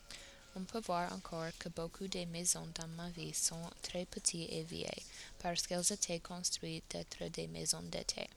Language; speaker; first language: French; non-native, learner; English